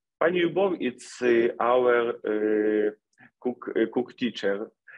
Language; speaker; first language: English; non-native, learner; Ukrainian